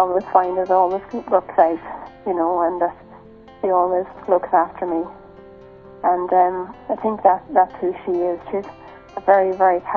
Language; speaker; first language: English; native; English